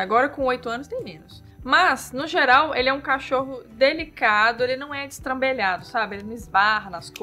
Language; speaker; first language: Portuguese; native; Portuguese